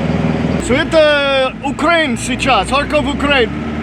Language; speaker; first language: Russian; non-native, learner; English